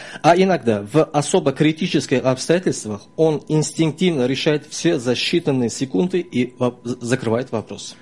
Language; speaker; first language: Russian; non-native, local second language; Uzbek